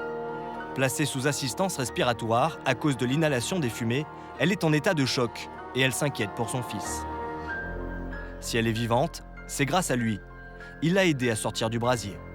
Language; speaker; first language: French; native; French